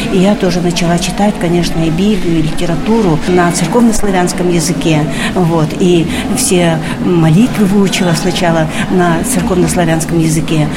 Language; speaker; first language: Russian; non-native, local second language; Udmurt